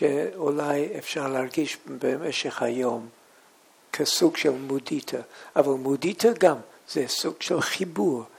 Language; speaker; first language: Hebrew; non-native, fluent; English